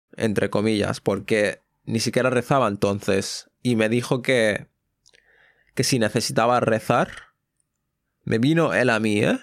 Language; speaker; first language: Spanish; native; Spanish